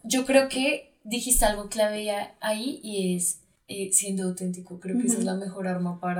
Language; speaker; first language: Spanish; native; Spanish